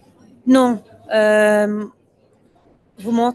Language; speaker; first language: French; non-native, local second language; Dutch